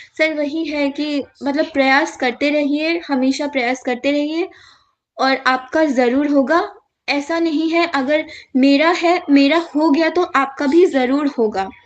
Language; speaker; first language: Hindi; non-native, local second language; Assamese